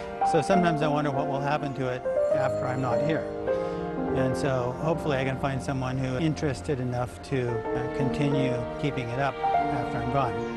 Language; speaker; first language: English; native; English